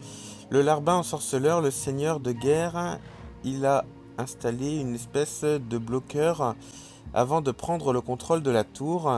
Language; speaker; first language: French; native; French